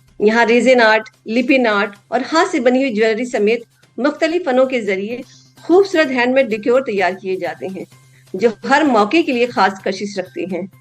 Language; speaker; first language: Urdu; native; Urdu